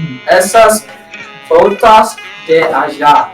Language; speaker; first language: Spanish; non-native, learner; English